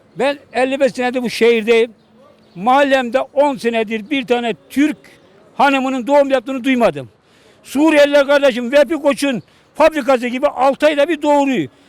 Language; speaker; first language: Turkish; native; Turkish